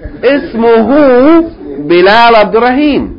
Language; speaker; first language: Arabic; non-native, fluent; English